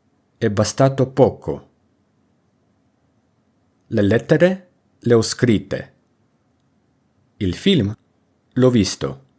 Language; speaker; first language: Italian; non-native, fluent; English